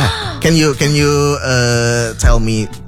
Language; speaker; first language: English; non-native, fluent; Indonesian